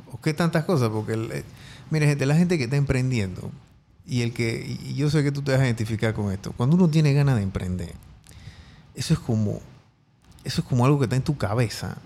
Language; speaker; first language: Spanish; native; Spanish